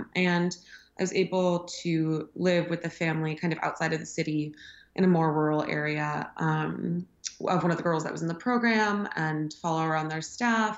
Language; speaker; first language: English; native; English